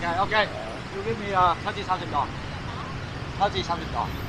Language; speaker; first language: English; non-native, learner; Vietnamese